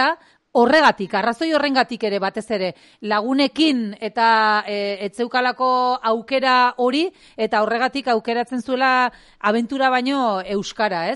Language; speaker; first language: Basque; native; Basque